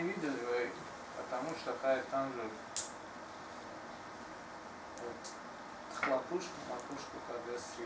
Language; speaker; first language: Russian; non-native, learner; Tajik